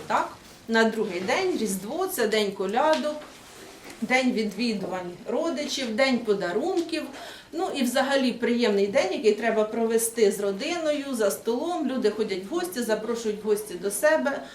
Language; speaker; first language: Ukrainian; native; Ukrainian